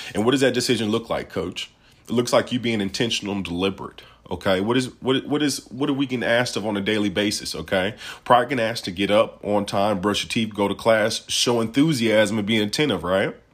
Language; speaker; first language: English; native; English